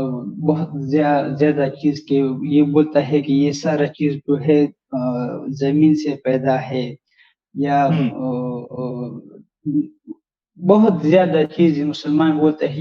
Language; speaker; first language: Hindi; non-native, learner; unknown